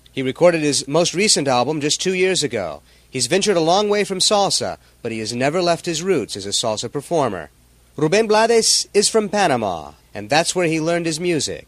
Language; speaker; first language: English; native; English